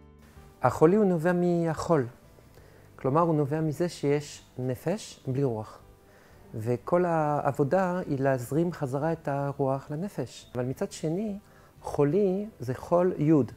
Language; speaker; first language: Hebrew; non-native, fluent; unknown